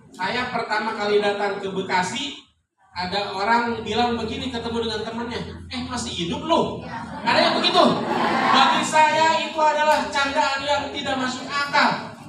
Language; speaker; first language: Indonesian; non-native, local second language; Sundanese